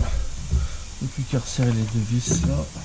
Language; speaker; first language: French; native; French